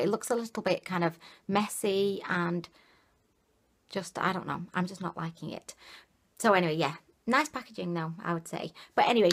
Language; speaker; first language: English; native; English